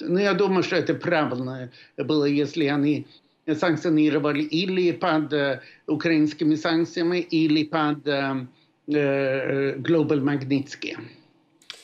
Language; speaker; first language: Russian; non-native, fluent; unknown